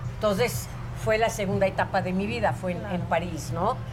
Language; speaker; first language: Spanish; non-native, fluent; Hebrew